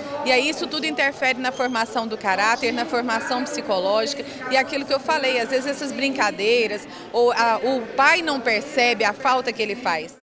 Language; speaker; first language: Portuguese; native; Portuguese